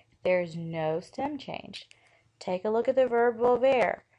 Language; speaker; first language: English; native; English